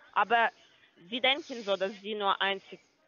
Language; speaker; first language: German; non-native, learner; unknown